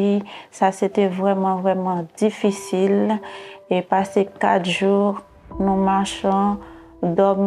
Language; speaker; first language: French; non-native, learner; Haitian Creole